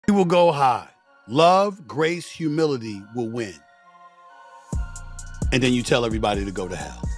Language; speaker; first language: English; native; English